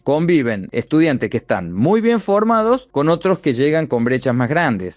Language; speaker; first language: Spanish; native; Spanish